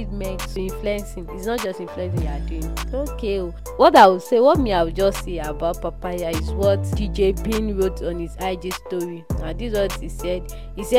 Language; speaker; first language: English; non-native, local second language; Yoruba